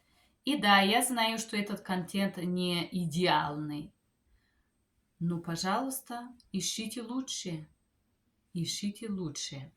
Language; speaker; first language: Russian; non-native, fluent; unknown